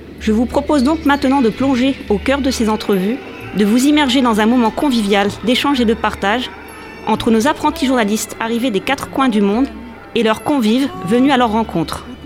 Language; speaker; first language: French; native; French